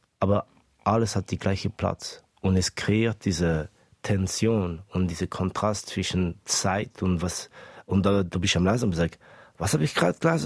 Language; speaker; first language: German; early bilingual, other home language; Estonian